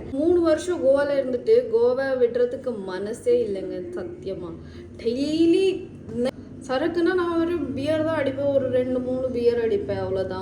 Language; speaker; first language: Tamil; early bilingual, heritage; Tamil